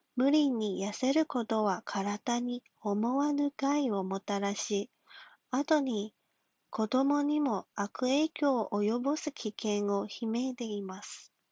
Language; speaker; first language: Japanese; non-native, fluent; Chinese